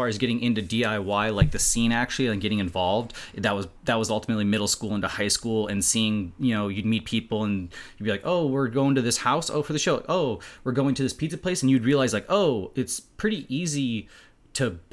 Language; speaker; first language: English; native; English